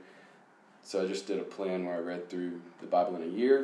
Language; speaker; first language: English; native; English